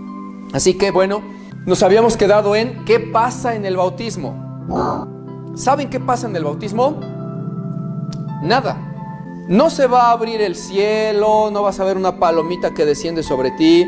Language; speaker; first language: Spanish; native; Spanish